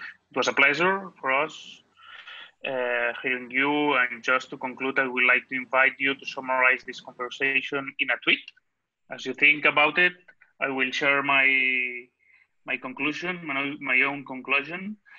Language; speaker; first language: English; non-native, fluent; Catalan